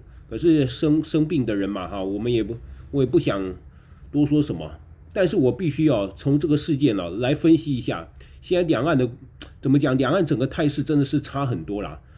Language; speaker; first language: Chinese; native; Chinese